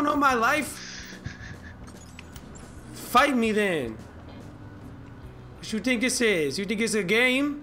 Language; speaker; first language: English; native; English